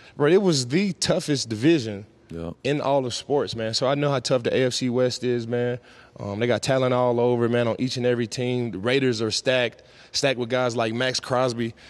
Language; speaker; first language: English; native; English